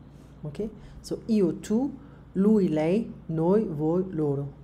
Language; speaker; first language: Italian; non-native, learner; French